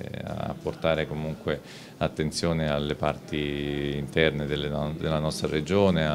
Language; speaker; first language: Italian; native; Italian